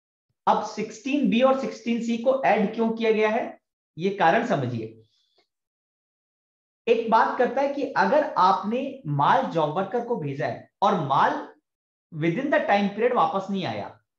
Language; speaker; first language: Hindi; native; Hindi